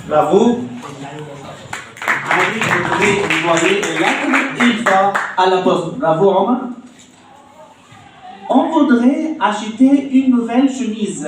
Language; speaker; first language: French; non-native, fluent; Arabic